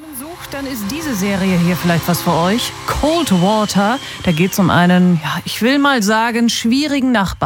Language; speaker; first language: German; native; German